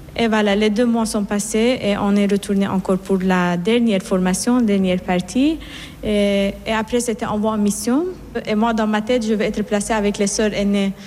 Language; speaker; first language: French; non-native, fluent; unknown